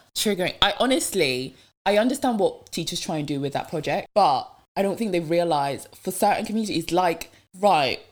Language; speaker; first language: English; non-native, local second language; French